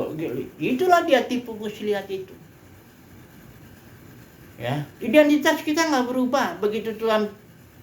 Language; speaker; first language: Indonesian; native; Indonesian